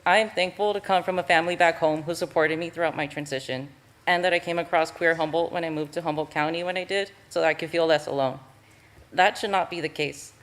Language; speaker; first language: English; native; English